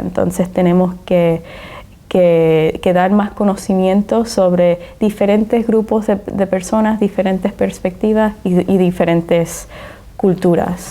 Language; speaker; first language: Spanish; early bilingual, heritage; Spanish